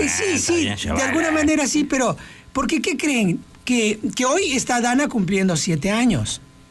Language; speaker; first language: Spanish; native; Spanish